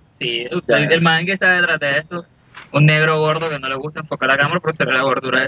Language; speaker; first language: Spanish; native; Spanish